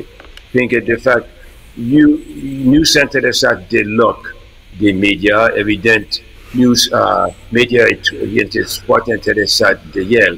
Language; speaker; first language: Romanian; early bilingual, heritage; English